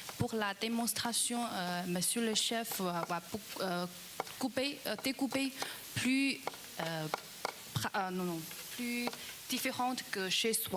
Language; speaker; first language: French; non-native, learner; Chinese